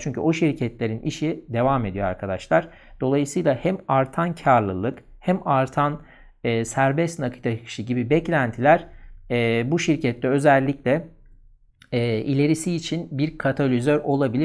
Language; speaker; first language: Turkish; native; Turkish